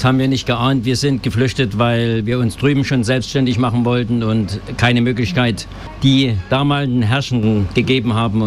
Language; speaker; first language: German; native; German